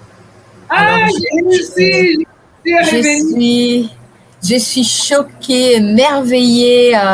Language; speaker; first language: French; non-native, fluent; Portuguese